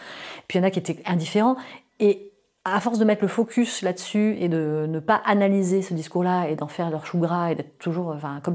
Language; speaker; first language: French; native; French